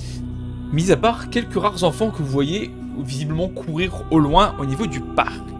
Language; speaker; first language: French; native; French